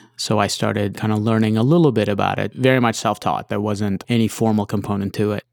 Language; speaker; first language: English; early bilingual, other home language; Russian